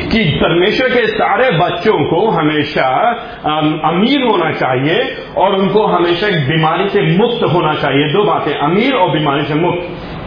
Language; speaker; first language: Hindi; native; Hindi